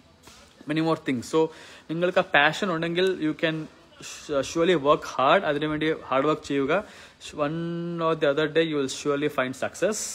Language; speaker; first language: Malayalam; early bilingual, heritage; Malayalam